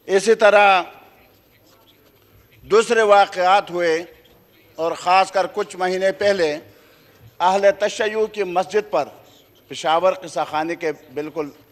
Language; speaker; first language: Urdu; non-native, local second language; Khowar